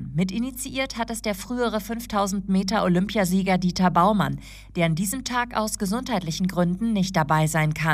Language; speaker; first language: German; native; German